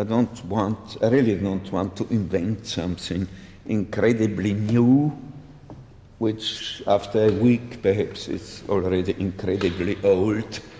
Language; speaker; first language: English; non-native, fluent; German